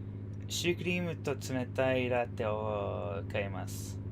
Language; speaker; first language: Japanese; non-native, learner; English